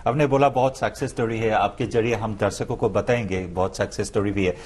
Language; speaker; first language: Hindi; non-native, local second language; Assamese